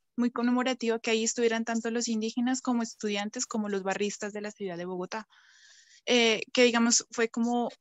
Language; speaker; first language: Spanish; native; Spanish